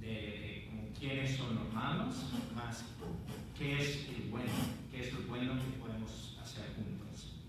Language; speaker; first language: Spanish; non-native, fluent; English